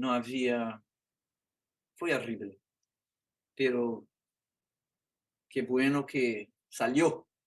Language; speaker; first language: Spanish; non-native, fluent; Portuguese